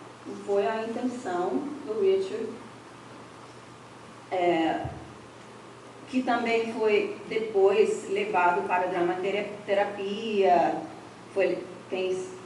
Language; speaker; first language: Portuguese; non-native, fluent; English